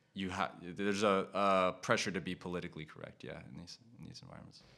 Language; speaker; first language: English; native; English